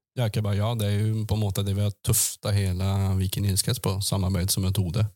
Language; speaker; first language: Norwegian; native; Norwegian